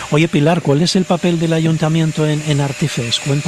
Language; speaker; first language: Spanish; native; Spanish